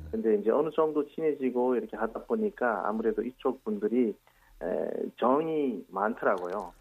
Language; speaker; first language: Korean; non-native, fluent; Nepali